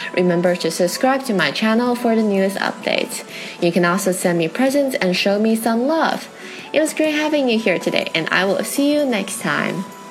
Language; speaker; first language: English; non-native, fluent; Chinese